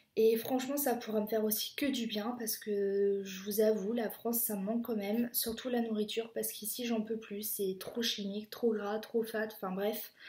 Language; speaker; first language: French; native; French